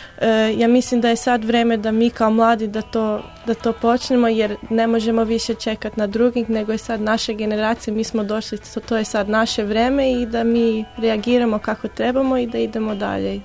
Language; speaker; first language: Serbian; early bilingual, heritage; English